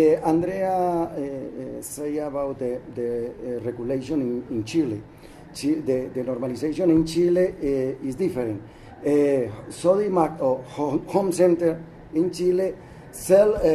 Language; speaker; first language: English; non-native, learner; Spanish